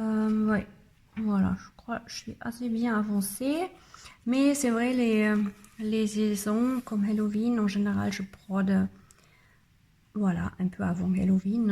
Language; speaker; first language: French; non-native, learner; German